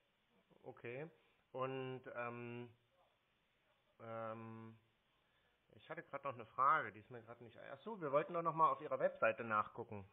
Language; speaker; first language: German; native; German